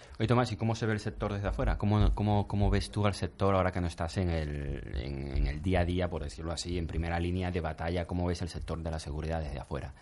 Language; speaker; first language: Spanish; native; Spanish